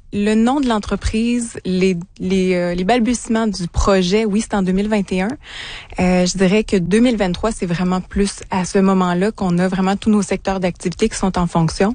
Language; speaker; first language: French; native; French